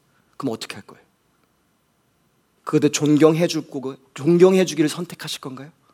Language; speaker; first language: Korean; native; Korean